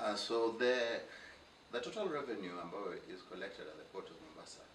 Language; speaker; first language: English; non-native, local second language; Luo (Kenya and Tanzania)